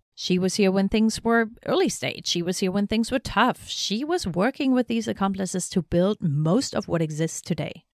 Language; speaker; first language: English; non-native, fluent; German